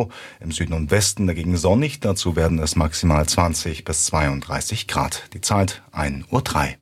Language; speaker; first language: German; native; German